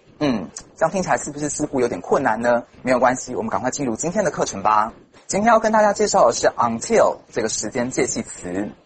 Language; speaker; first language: Chinese; native; Chinese